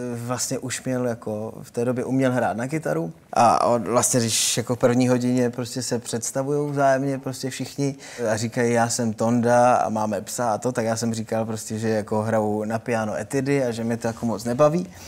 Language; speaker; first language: Czech; native; Czech